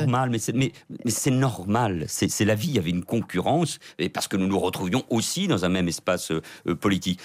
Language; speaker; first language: French; early bilingual, other home language; Catalan